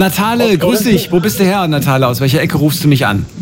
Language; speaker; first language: German; native; German